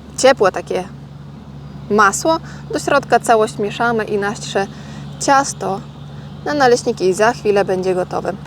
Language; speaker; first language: Polish; native; Polish